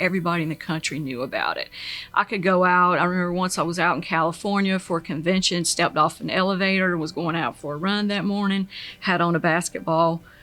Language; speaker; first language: English; native; English